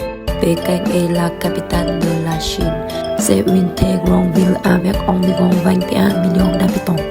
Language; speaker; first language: French; non-native, learner; Vietnamese